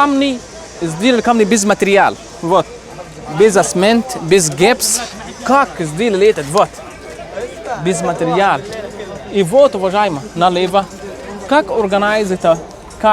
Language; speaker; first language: Russian; non-native, learner; Arabic